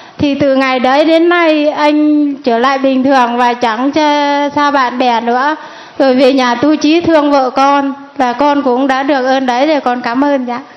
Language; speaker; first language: Vietnamese; native; Vietnamese